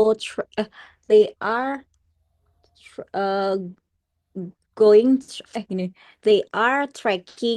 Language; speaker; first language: English; non-native, learner; Indonesian